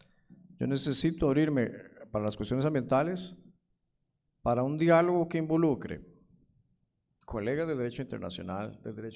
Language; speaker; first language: Spanish; native; Spanish